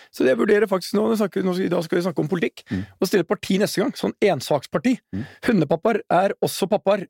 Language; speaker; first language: Norwegian; native; Norwegian